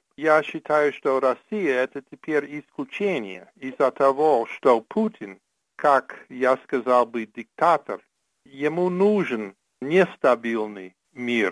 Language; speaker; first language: Russian; non-native, fluent; English